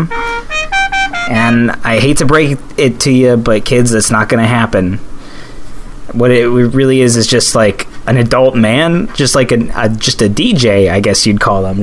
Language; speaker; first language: English; native; English